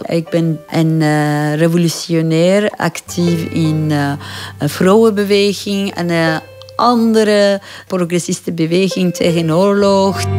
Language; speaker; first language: Dutch; non-native, fluent; Persian